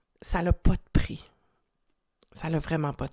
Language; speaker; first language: French; native; French